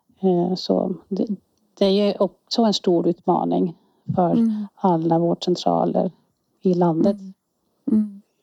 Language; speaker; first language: Swedish; non-native, fluent; Dutch